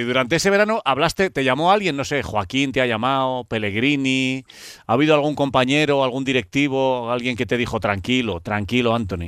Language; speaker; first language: Spanish; native; Spanish